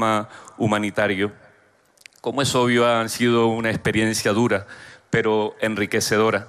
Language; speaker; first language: Spanish; native; Spanish